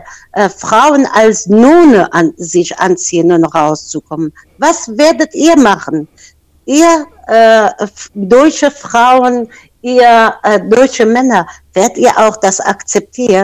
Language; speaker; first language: German; non-native, fluent; Persian